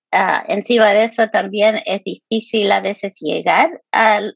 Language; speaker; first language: Spanish; early bilingual, heritage; Spanish